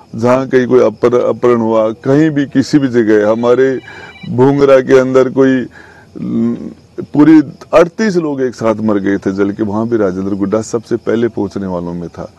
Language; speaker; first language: Hindi; native; Hindi